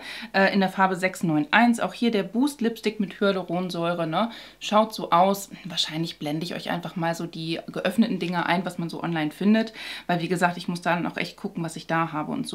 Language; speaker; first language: German; native; German